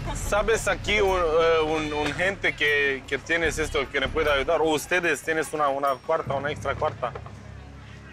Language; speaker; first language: Spanish; non-native, learner; Romanian